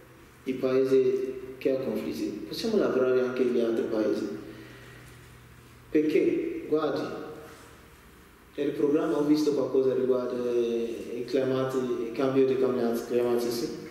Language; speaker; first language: Italian; non-native, learner; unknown